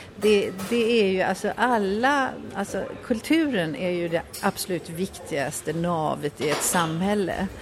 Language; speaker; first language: Swedish; native; Swedish